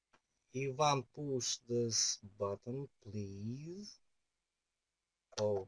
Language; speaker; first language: English; non-native, fluent; Russian